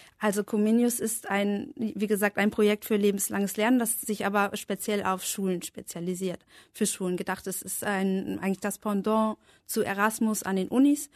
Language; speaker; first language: German; native; German